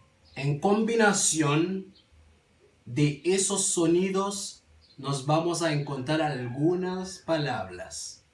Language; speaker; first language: Spanish; non-native, learner; Haitian Creole